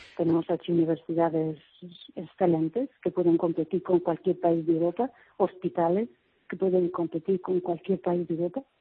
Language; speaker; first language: Spanish; native; Spanish